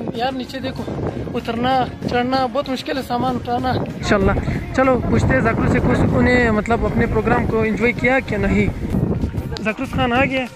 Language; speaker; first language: Urdu; non-native, local second language; Pashto